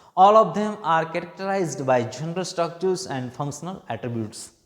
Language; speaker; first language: English; non-native, local second language; Gujarati